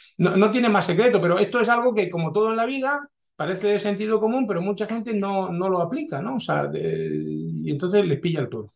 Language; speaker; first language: Spanish; early bilingual, heritage; Spanish